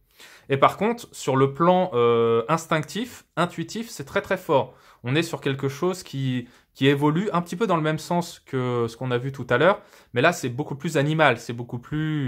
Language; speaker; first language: French; native; French